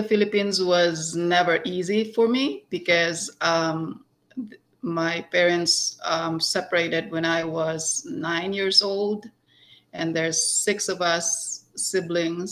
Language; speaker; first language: English; non-native, local second language; Cebuano